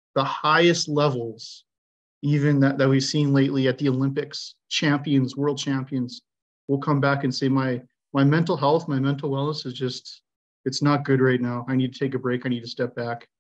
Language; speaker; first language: English; native; English